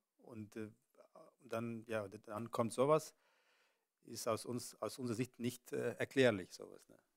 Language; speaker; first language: German; native; German